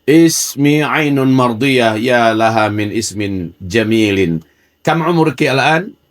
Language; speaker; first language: Arabic; non-native, fluent; Indonesian